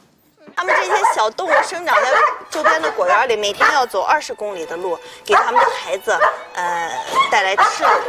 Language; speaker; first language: Chinese; native; Chinese